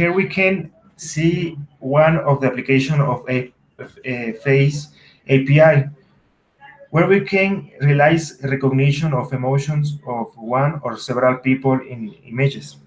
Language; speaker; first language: English; non-native, fluent; Spanish